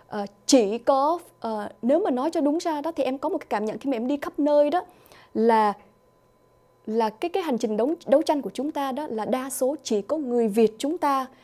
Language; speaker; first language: Vietnamese; early bilingual, other home language; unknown